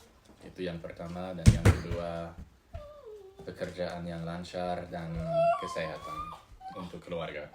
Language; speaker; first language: Indonesian; non-native, fluent; English